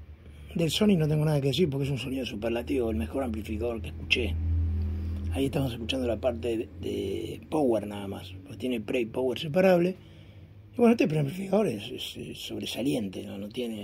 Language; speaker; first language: Spanish; native; Spanish